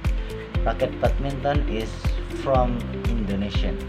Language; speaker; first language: English; non-native, learner; Indonesian